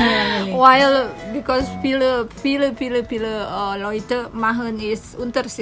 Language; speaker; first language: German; non-native, learner; Indonesian